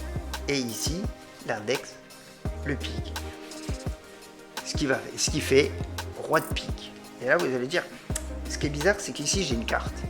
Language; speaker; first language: French; native; French